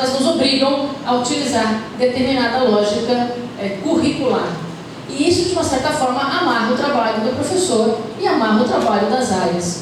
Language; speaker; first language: Portuguese; native; Portuguese